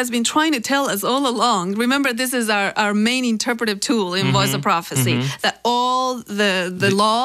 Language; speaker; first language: English; non-native, fluent; Spanish